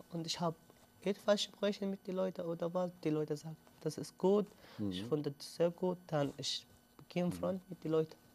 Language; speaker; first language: German; non-native, learner; Arabic